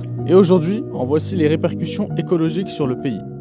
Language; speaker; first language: French; native; French